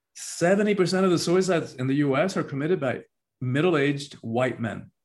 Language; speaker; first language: English; early bilingual, other home language; Spanish